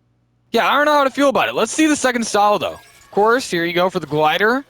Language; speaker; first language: English; native; English